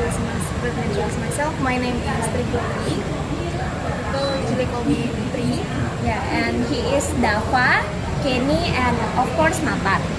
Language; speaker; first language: English; non-native, learner; Indonesian